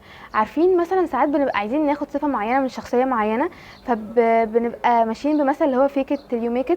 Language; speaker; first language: Arabic; native; Arabic